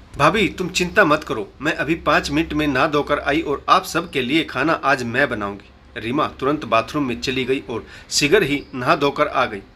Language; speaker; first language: Hindi; native; Hindi